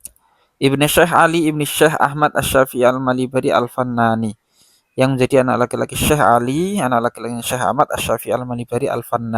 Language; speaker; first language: Indonesian; native; Indonesian